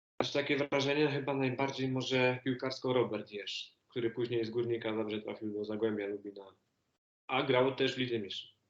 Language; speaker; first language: Polish; native; Polish